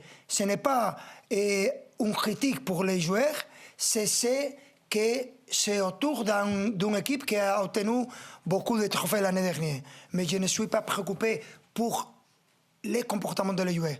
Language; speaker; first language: French; non-native, fluent; Spanish